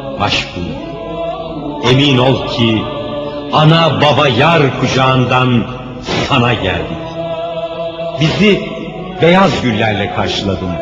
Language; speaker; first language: Turkish; native; Turkish